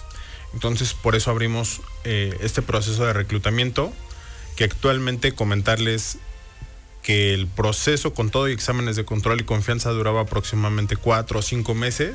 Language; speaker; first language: Spanish; native; Spanish